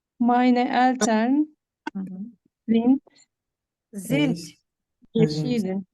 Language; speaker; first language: German; non-native, learner; Turkish